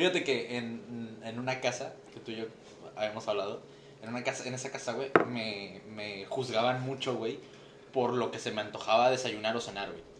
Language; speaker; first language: Spanish; native; Spanish